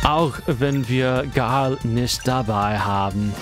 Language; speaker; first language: German; non-native, fluent; English